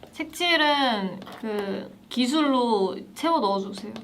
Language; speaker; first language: Korean; native; Korean